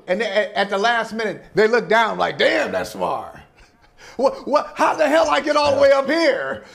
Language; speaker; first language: English; native; English